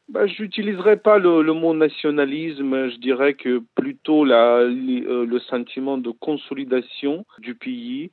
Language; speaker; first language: French; non-native, fluent; Ukrainian